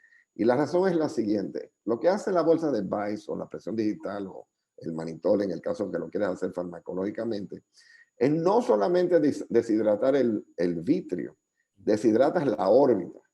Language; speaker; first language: Spanish; native; Spanish